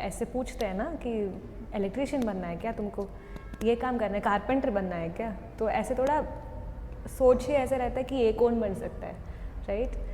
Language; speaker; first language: Hindi; non-native, local second language; Tamil